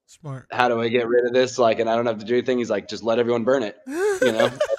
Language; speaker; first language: English; native; English